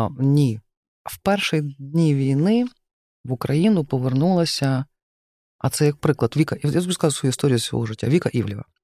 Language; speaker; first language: Ukrainian; native; Ukrainian